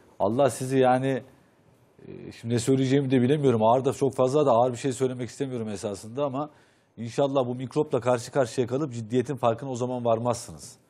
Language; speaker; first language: Turkish; native; Turkish